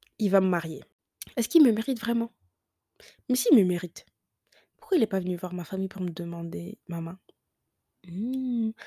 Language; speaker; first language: French; early bilingual, other home language; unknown